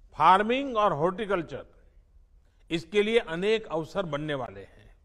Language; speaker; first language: Hindi; non-native, local second language; Gujarati